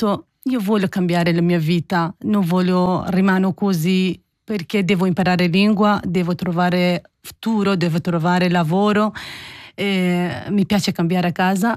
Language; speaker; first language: Italian; non-native, learner; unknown